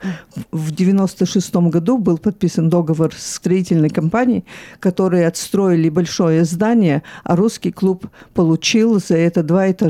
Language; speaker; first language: Russian; early bilingual, heritage; Russian